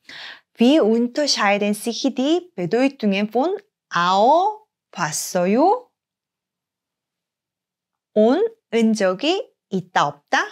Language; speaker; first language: German; non-native, fluent; Korean